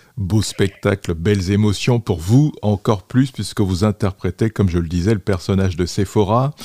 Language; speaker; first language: French; native; French